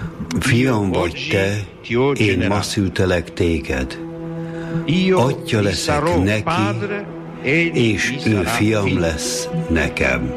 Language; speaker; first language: Hungarian; native; Hungarian